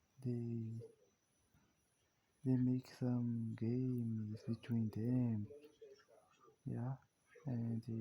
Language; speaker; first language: English; non-native, learner; Portuguese